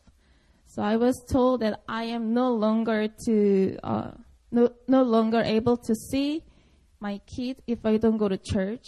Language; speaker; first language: English; non-native, fluent; Korean